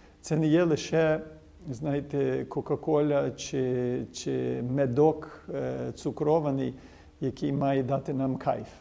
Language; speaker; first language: Ukrainian; early bilingual, heritage; Ukrainian